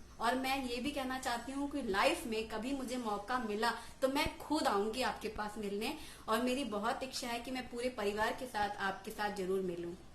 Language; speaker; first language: Hindi; native; Hindi